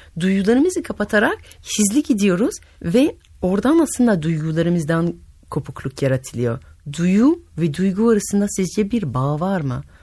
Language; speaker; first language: Turkish; non-native, fluent; French